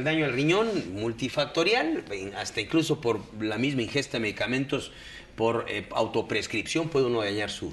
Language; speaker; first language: Spanish; native; Spanish